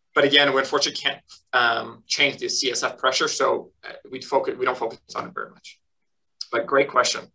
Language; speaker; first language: English; native; English